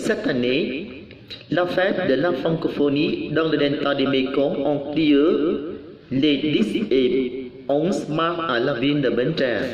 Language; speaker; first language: French; non-native, learner; Vietnamese